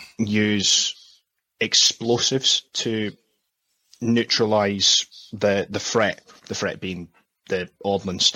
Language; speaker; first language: English; native; English